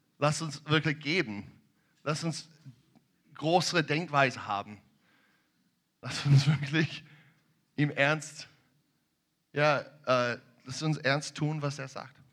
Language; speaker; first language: German; non-native, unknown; English